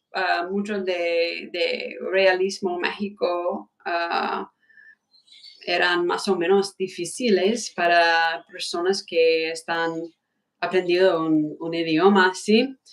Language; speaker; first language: Spanish; non-native, fluent; English